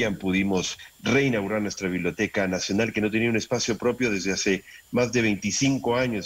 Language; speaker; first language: Spanish; native; Spanish